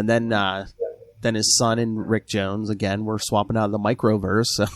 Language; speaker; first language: English; native; English